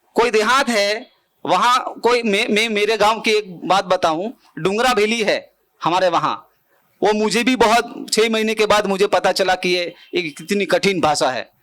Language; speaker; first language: Hindi; non-native, local second language; Bhili